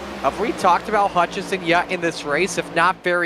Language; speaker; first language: English; native; English